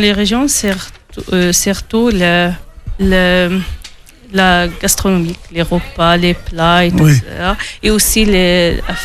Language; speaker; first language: French; non-native, local second language; Arabic